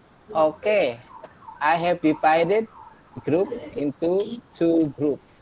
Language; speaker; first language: English; non-native, learner; Indonesian